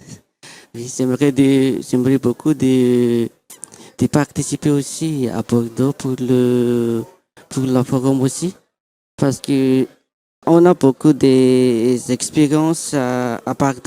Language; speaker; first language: French; non-native, local second language; Malagasy